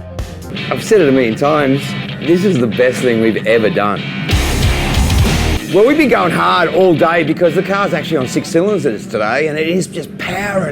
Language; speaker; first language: English; native; English